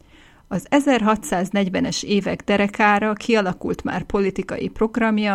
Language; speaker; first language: Hungarian; native; Hungarian